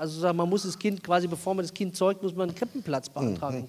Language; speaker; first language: German; native; German